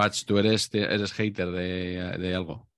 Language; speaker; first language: Spanish; native; Spanish